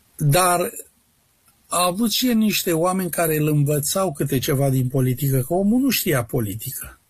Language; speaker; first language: Romanian; native; Romanian